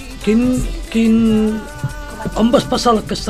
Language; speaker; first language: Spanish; non-native, local second language; Catalan